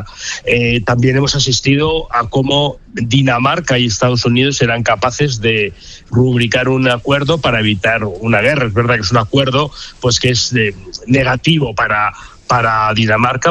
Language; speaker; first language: Spanish; native; Spanish